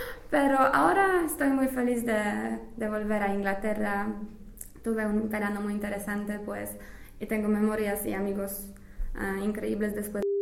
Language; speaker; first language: Spanish; non-native, fluent; English